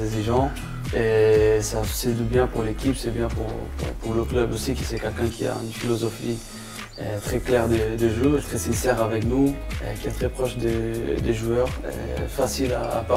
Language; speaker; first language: French; non-native, fluent; Portuguese